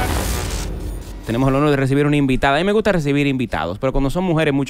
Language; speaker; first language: Spanish; native; Spanish